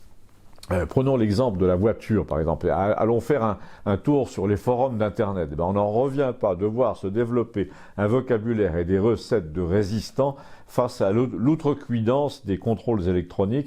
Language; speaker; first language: French; native; French